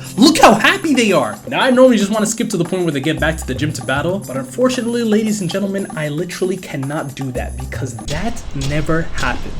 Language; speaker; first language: English; native; English